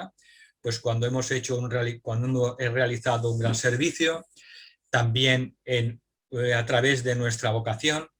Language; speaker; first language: Spanish; native; Spanish